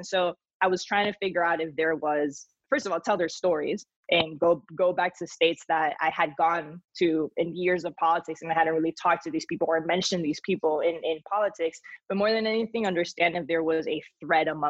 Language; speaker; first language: English; non-native, fluent; Spanish